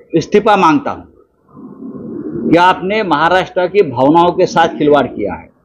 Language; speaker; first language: Hindi; non-native, local second language; Marathi